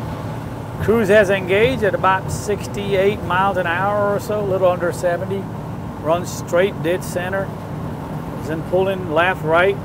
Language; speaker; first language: English; non-native, fluent; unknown